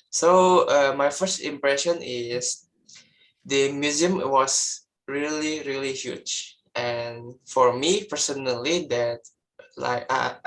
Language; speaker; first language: English; non-native, learner; Indonesian